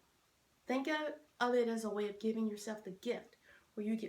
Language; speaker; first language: English; native; English